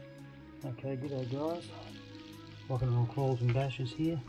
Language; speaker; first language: English; native; English